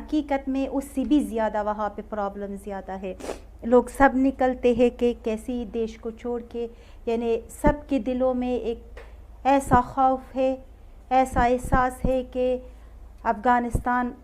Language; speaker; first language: Hindi; non-native, learner; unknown